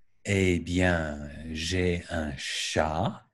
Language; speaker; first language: French; non-native, learner; English